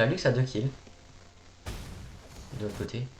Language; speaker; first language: French; native; French